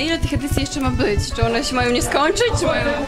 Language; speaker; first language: Polish; native; Polish